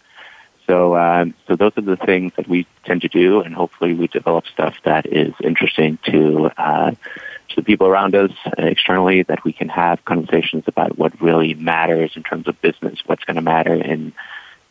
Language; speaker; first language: English; non-native, fluent; Danish